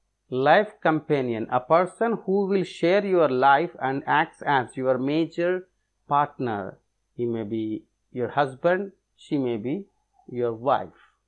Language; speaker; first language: English; non-native, local second language; Telugu